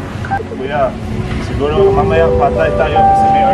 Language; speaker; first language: Filipino; non-native, learner; Arabic